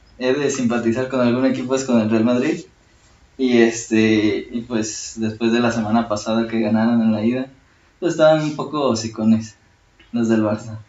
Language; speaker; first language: Spanish; native; Spanish